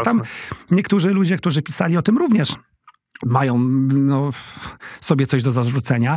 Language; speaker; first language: Polish; native; Polish